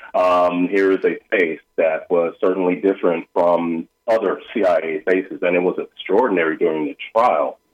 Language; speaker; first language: English; native; English